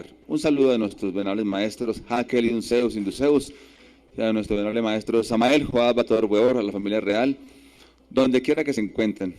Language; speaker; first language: Spanish; native; Spanish